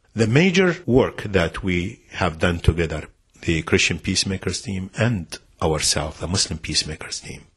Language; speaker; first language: English; non-native, fluent; Arabic